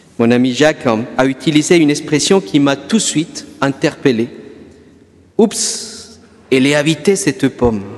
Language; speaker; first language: French; non-native, fluent; Spanish